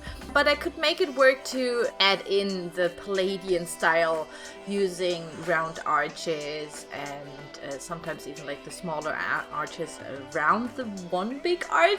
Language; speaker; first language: English; non-native, fluent; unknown